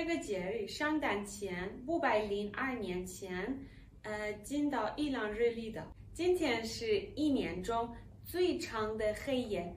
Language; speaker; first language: Chinese; non-native, fluent; Persian